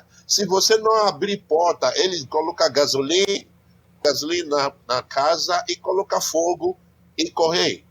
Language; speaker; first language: Portuguese; non-native, learner; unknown